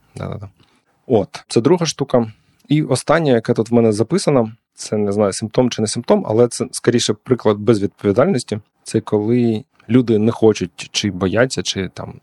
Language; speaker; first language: Ukrainian; non-native, local second language; Russian